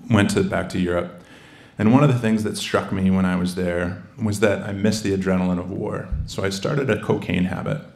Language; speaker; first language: English; native; English